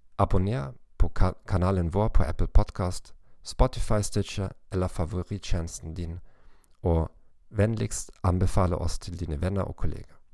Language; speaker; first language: Norwegian; non-native, learner; German